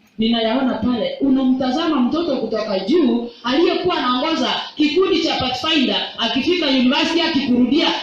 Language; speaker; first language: Swahili; non-native, local second language; Gusii